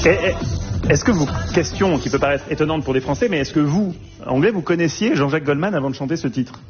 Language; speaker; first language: French; native; French